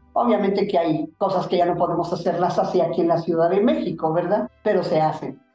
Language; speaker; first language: Spanish; native; Spanish